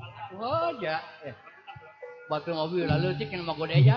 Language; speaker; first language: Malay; non-native, local second language; Sundanese